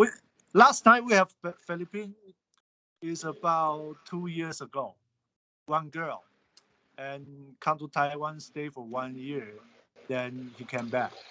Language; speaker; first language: English; non-native, learner; Chinese